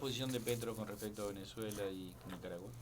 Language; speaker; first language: Spanish; native; Spanish